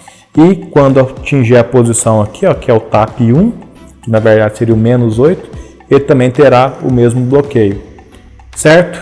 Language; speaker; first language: Portuguese; native; Portuguese